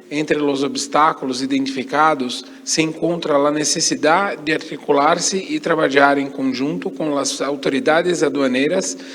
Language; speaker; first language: Portuguese; native; Portuguese